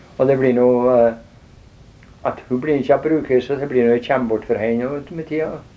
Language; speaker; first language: Norwegian; early bilingual, heritage; Norwegian